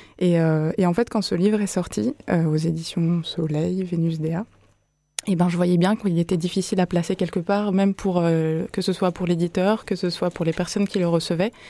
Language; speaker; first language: French; early bilingual, other home language; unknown